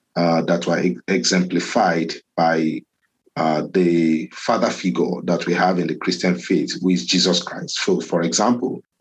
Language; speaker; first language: English; non-native, local second language; Yoruba